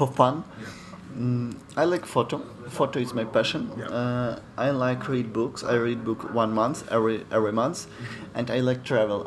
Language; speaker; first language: English; non-native, learner; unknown